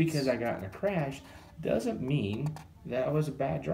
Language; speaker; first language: English; native; English